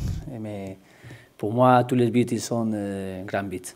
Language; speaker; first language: French; non-native, learner; Spanish